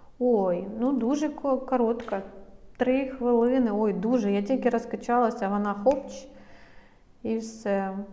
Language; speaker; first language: Ukrainian; non-native, local second language; Russian